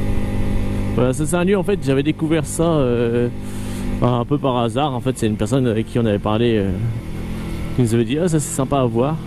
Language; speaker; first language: French; native; French